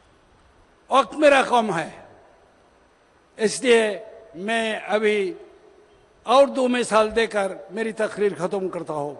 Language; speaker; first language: Urdu; non-native, fluent; Bangla